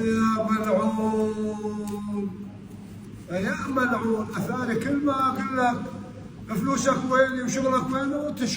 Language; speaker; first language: Arabic; native; Arabic